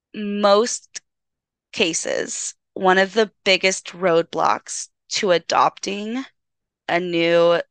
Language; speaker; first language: English; native; English